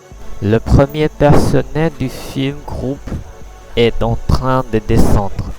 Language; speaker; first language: French; non-native, learner; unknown